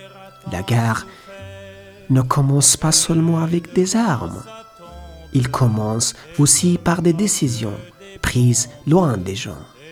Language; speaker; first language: French; non-native, learner; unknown